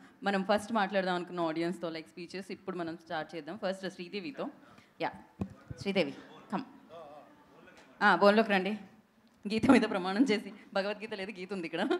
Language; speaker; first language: Telugu; native; Telugu